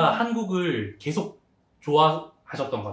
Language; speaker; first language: Korean; native; Korean